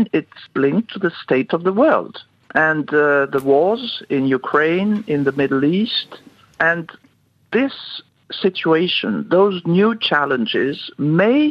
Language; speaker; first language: English; non-native, fluent; French